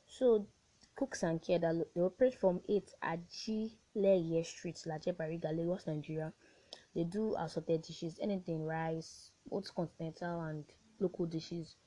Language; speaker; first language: English; non-native, local second language; Yoruba